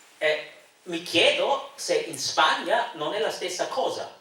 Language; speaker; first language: Italian; non-native, fluent; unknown